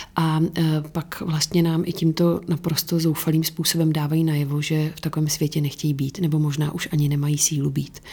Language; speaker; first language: Czech; native; Czech